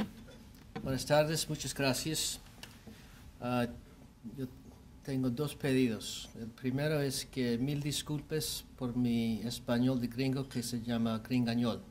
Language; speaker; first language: Spanish; non-native, learner; English